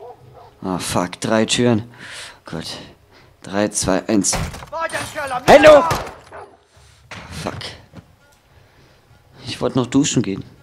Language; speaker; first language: German; native; German